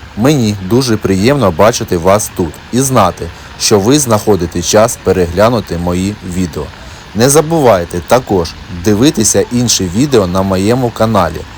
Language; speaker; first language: Ukrainian; native; Ukrainian